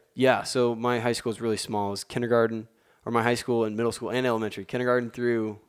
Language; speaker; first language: English; native; English